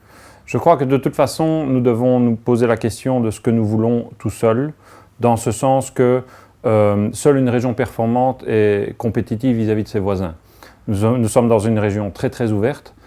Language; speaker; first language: French; native; French